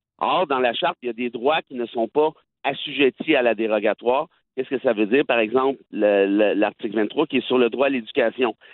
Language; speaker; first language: French; native; French